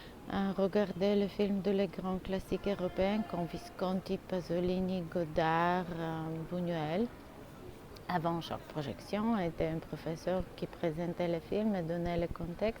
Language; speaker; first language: French; non-native, learner; Bulgarian